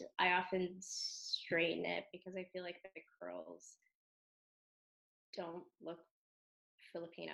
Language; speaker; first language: English; native; English